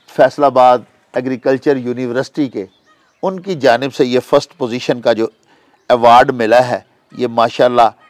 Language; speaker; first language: Urdu; non-native, local second language; Punjabi